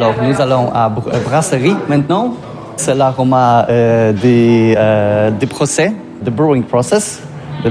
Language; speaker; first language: French; non-native, learner; Polish